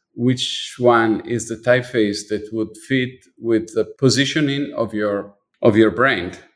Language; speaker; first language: English; non-native, fluent; Italian